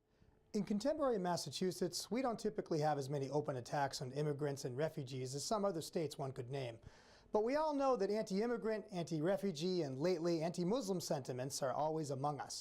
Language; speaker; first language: English; native; English